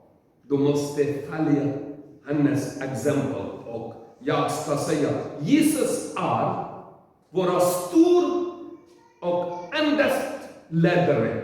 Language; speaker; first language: Swedish; non-native, learner; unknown